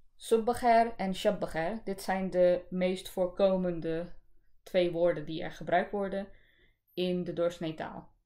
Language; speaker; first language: Dutch; early bilingual, other home language; Urdu